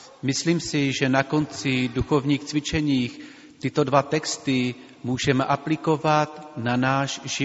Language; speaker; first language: Czech; native; Czech